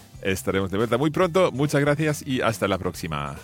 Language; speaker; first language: Spanish; non-native, fluent; English